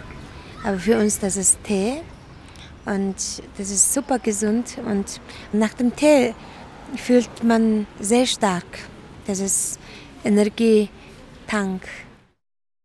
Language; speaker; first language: German; non-native, learner; Mongolian